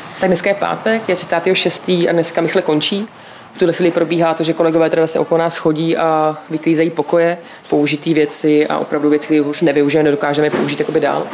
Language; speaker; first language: Czech; native; Czech